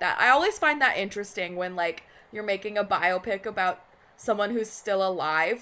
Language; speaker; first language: English; native; English